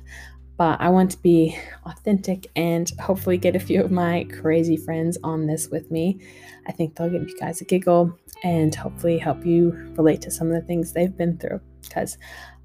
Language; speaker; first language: English; native; English